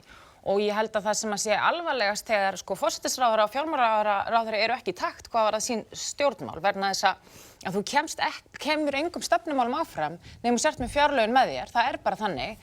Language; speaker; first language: Icelandic; native; Icelandic